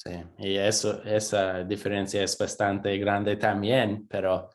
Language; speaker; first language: Spanish; non-native, fluent; English